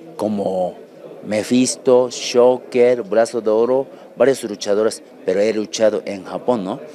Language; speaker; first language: Spanish; non-native, learner; Japanese